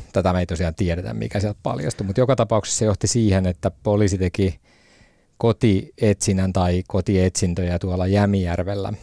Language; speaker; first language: Finnish; native; Finnish